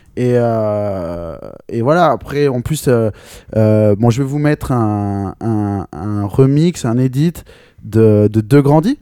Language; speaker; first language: French; native; French